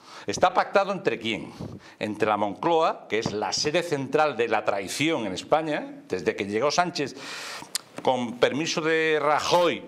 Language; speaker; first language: Spanish; native; Spanish